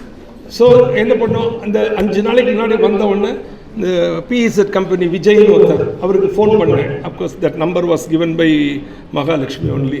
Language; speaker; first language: Tamil; native; Tamil